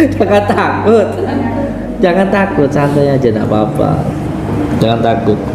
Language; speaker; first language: Indonesian; native; Indonesian